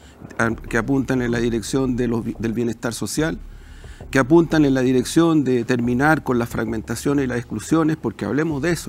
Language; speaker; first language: Spanish; native; Spanish